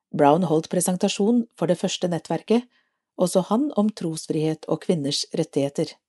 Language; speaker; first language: Norwegian; native; Norwegian